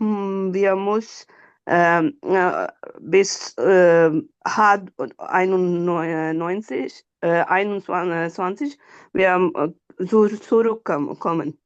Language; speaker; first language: German; non-native, learner; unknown